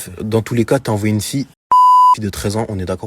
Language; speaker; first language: French; native; French